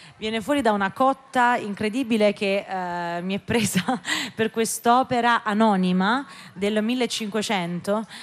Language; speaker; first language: Italian; native; Italian